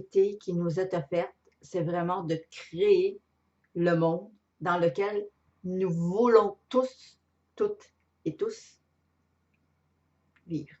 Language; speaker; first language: French; native; French